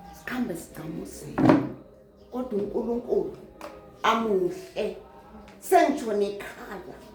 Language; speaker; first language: Zulu; native; Zulu